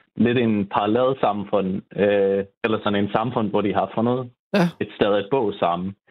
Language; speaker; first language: Danish; non-native, fluent; English